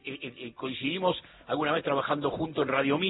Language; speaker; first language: Spanish; native; Spanish